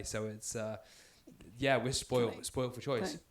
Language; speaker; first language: English; native; English